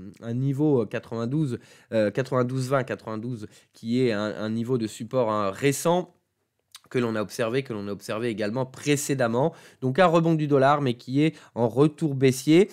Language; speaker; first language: French; native; French